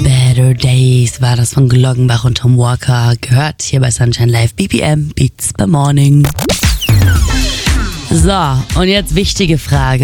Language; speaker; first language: German; native; German